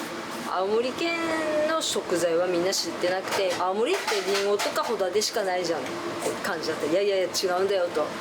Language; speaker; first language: Japanese; native; Japanese